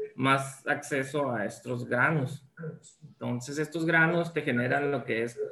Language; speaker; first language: Spanish; native; Spanish